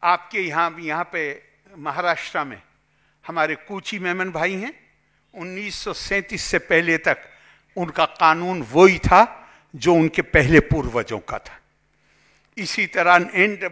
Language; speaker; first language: Hindi; native; Hindi